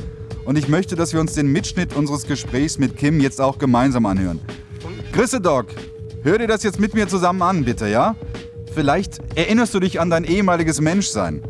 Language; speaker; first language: German; native; German